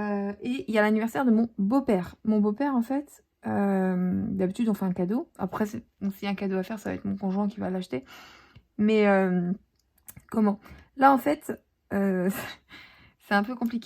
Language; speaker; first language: French; native; French